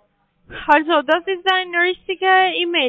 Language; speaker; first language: German; non-native, learner; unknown